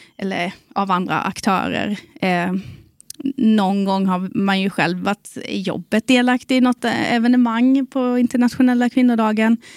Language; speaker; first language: Swedish; native; Swedish